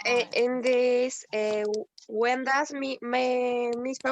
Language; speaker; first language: English; non-native, learner; Spanish